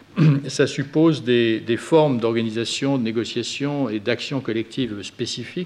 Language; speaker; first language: French; native; French